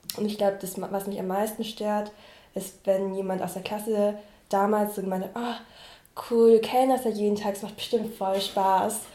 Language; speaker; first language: German; early bilingual, other home language; Vietnamese